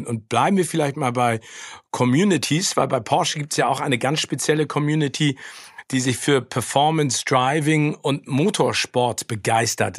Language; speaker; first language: German; native; German